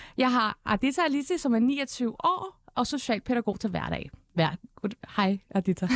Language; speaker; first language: Danish; early bilingual, other home language; Albanian